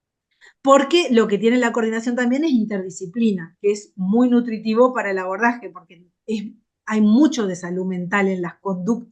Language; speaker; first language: Spanish; native; Spanish